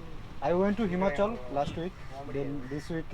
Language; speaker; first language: English; non-native, learner; Bangla